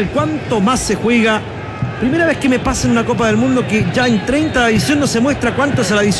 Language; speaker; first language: Spanish; native; Spanish